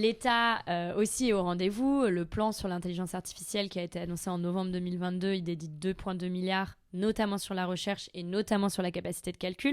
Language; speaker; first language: French; native; French